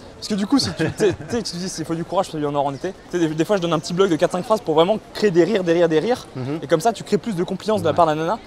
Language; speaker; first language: French; native; French